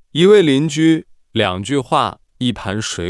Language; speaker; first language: Chinese; non-native, fluent; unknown